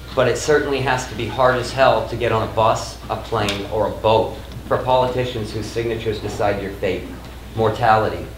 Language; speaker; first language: English; native; English